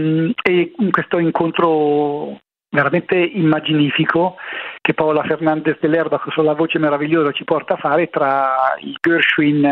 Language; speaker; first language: Italian; native; Italian